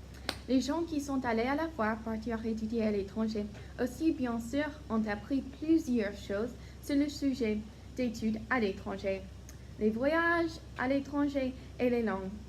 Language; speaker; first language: French; non-native, learner; English